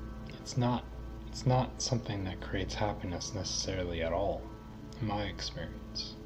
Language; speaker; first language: English; native; English